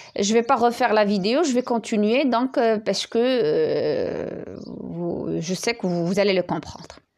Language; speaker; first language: French; non-native, local second language; Arabic